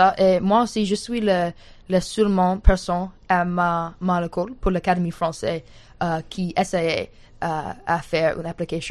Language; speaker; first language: French; non-native, learner; English